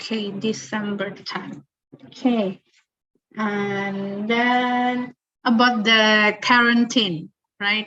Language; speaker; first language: English; non-native, fluent; Indonesian